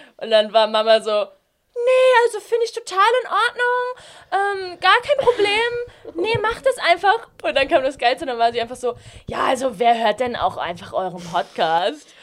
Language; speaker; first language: German; early bilingual, other home language; Slovenian